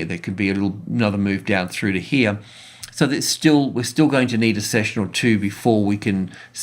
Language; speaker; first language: English; native; English